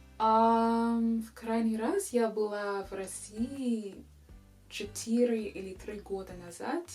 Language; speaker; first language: Russian; non-native, fluent; English